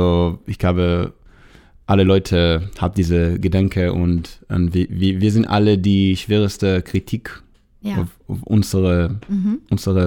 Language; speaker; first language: German; non-native, learner; Hebrew